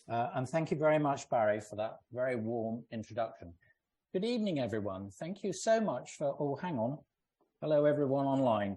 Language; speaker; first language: English; native; English